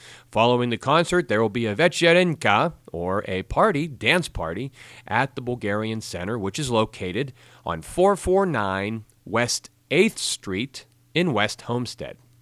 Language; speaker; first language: English; native; English